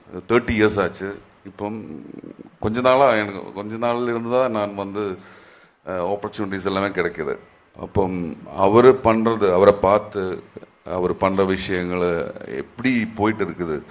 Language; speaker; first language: Tamil; non-native, learner; Malayalam